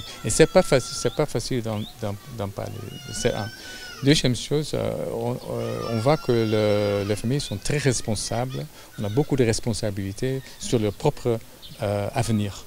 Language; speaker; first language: French; non-native, fluent; Dutch